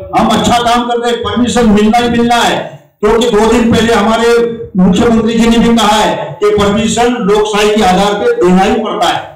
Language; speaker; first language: Hindi; non-native, local second language; Marathi